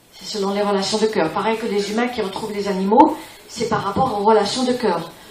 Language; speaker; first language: French; non-native, fluent; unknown